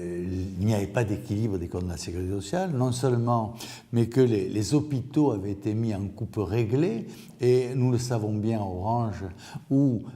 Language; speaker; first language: French; native; French